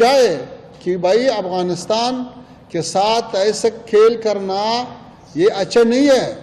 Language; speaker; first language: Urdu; non-native, fluent; Pashto